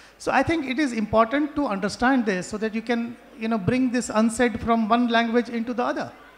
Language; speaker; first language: English; non-native, local second language; Konkani